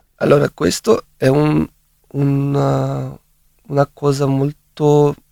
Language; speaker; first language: Italian; non-native, fluent; Portuguese